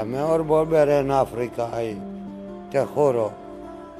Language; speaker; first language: Spanish; non-native, learner; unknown